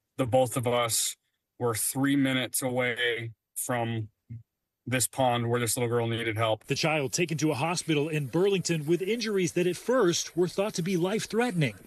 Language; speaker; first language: English; native; English